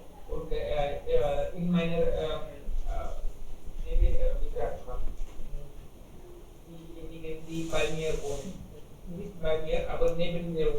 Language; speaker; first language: German; non-native, learner; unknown